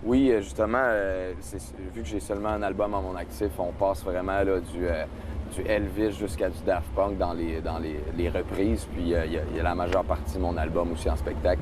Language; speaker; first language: French; native; French